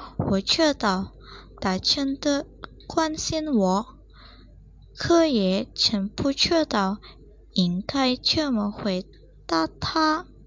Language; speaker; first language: Chinese; non-native, learner; Indonesian